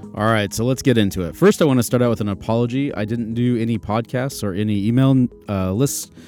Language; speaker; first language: English; native; English